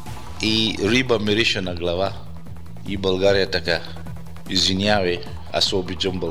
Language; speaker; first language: Bulgarian; non-native, learner; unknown